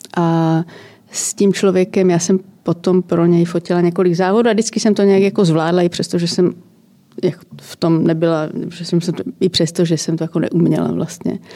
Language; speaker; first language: Czech; native; Czech